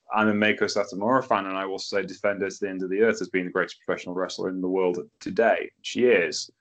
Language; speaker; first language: English; native; English